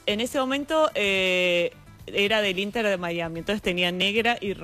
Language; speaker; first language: Spanish; native; Spanish